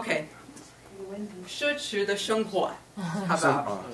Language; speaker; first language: Chinese; non-native, fluent; English